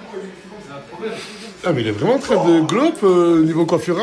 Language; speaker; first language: French; native; French